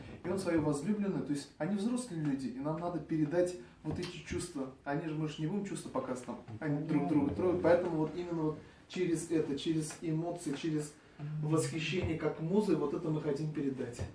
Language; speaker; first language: Russian; non-native, local second language; Tatar